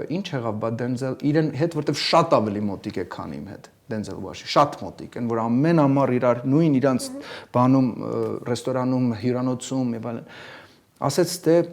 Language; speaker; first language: Armenian; early bilingual, heritage; Armenian